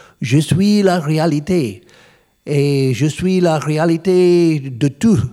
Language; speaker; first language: French; non-native, learner; English